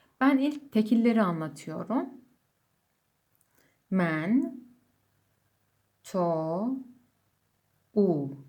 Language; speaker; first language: Turkish; non-native, fluent; Persian